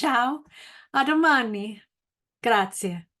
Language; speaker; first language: Italian; non-native, learner; English